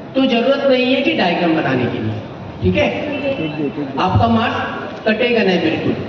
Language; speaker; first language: Hindi; non-native, local second language; Marathi